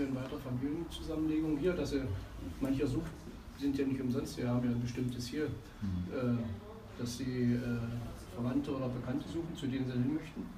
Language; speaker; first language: German; native; German